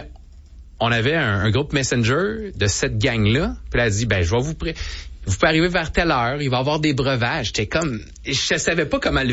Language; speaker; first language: French; native; French